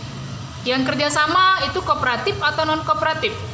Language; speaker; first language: Indonesian; native; Indonesian